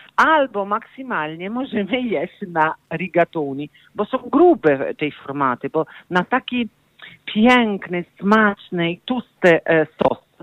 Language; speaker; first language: Polish; non-native, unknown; Italian